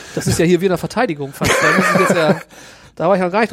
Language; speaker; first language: German; native; German